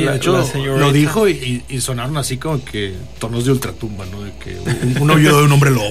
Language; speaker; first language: Spanish; native; Spanish